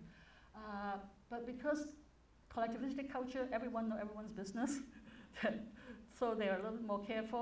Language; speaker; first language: English; non-native, local second language; Cantonese